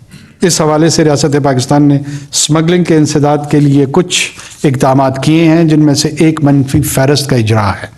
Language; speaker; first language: Urdu; non-native, local second language; Pashto